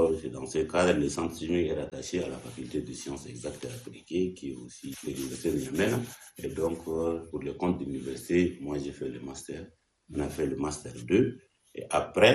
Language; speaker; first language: French; non-native, local second language; Arabic